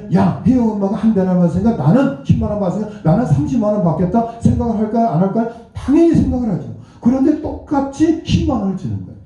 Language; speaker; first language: Korean; native; Korean